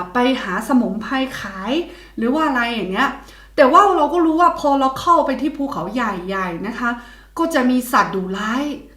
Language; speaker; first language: Thai; non-native, fluent; Chinese